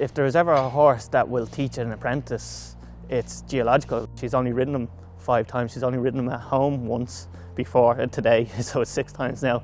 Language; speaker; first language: English; native; English